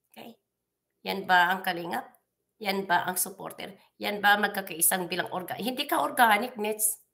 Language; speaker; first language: Filipino; non-native, local second language; Cebuano